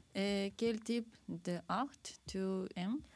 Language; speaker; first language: French; non-native, learner; Ukrainian